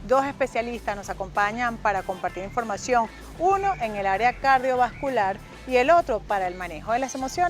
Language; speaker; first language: Spanish; native; Spanish